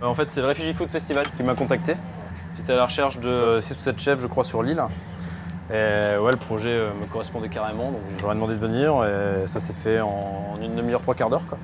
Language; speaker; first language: French; native; French